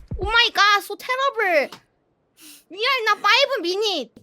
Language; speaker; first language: English; non-native, learner; Korean